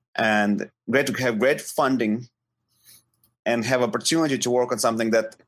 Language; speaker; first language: English; non-native, fluent; Ukrainian